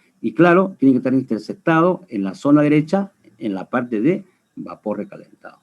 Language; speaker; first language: Spanish; native; Spanish